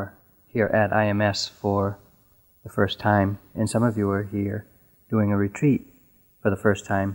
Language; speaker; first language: English; native; English